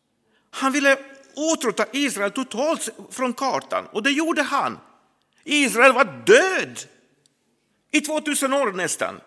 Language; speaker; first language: Swedish; non-native, fluent; Croatian